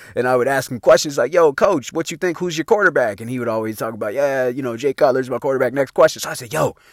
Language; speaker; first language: English; native; English